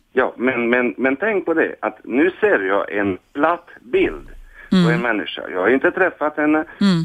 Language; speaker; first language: Swedish; non-native, fluent; Hungarian